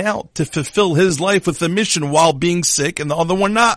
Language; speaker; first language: English; non-native, fluent; Hebrew